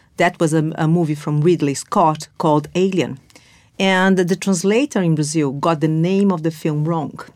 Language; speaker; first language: English; non-native, fluent; Portuguese